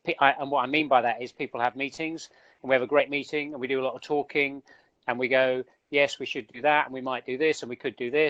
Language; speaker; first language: English; native; English